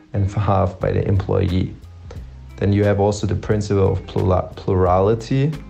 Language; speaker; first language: English; non-native, fluent; German